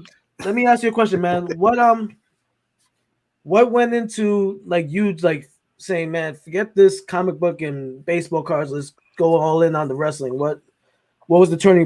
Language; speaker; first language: English; native; English